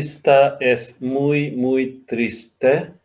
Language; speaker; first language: Spanish; non-native, learner; English